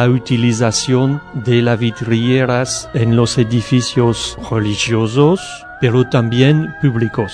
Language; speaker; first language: Spanish; non-native, learner; French